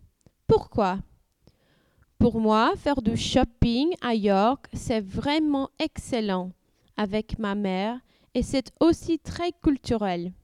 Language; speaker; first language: French; non-native, learner; English